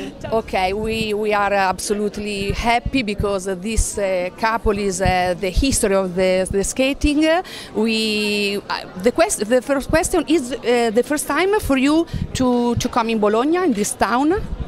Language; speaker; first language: English; non-native, learner; Italian